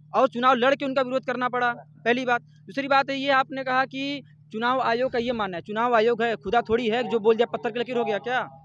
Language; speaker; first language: Hindi; native; Hindi